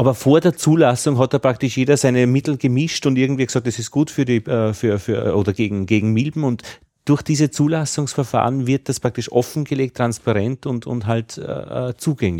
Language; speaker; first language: German; native; German